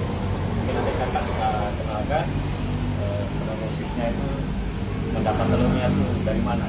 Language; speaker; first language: Indonesian; native; Indonesian